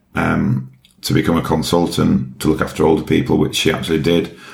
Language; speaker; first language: English; native; English